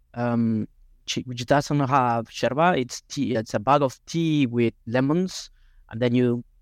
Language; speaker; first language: English; non-native, fluent; Spanish